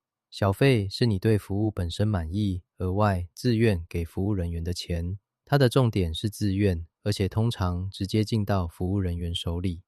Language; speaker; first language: Chinese; native; Chinese